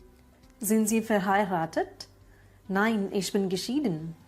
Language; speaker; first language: German; non-native, fluent; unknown